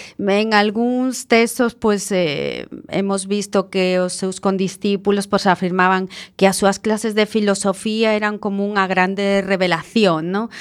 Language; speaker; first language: Galician; non-native, local second language; Spanish